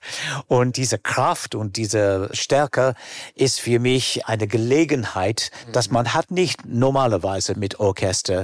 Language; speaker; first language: German; non-native, fluent; English